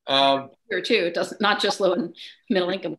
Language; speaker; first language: English; native; English